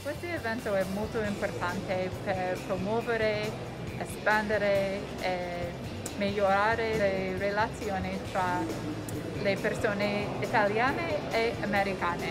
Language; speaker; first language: Italian; non-native, fluent; English